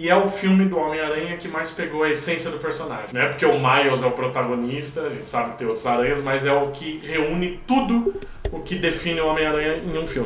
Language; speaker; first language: Portuguese; native; Portuguese